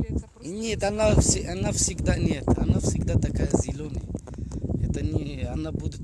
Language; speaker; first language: Russian; non-native, learner; Arabic